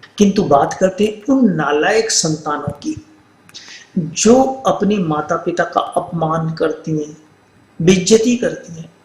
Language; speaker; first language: Hindi; native; Hindi